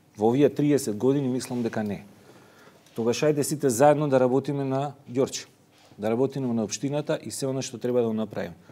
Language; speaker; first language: Macedonian; native; Macedonian